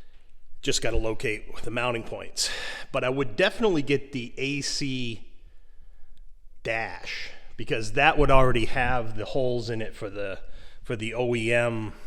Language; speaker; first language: English; native; English